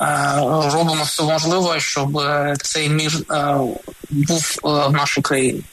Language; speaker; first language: Ukrainian; non-native, local second language; Russian